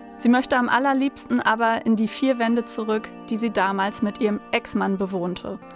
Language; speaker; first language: German; native; German